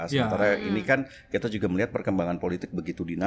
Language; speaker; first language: Indonesian; native; Indonesian